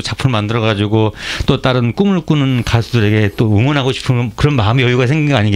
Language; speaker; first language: Korean; native; Korean